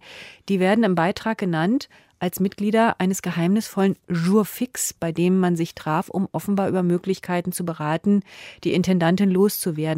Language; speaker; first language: German; native; German